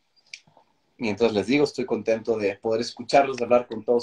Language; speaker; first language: Spanish; native; Spanish